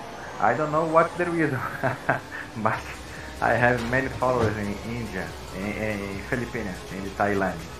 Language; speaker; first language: English; non-native, learner; Portuguese